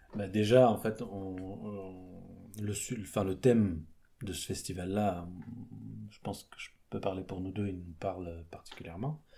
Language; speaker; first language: French; native; French